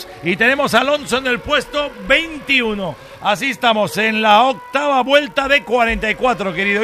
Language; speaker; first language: Spanish; native; Spanish